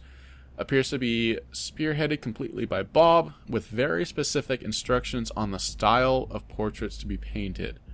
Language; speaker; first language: English; native; English